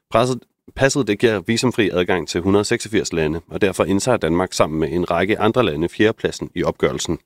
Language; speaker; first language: Danish; native; Danish